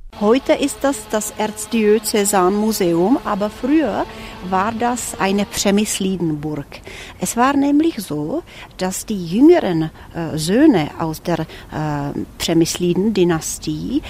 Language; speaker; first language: German; non-native, fluent; Czech